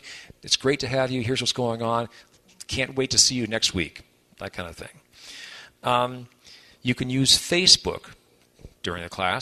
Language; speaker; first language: English; native; English